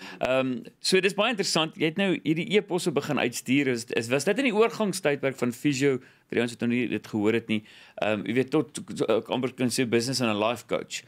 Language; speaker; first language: Afrikaans; native; Afrikaans